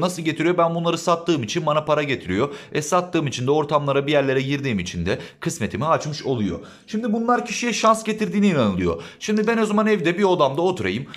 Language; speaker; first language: Turkish; native; Turkish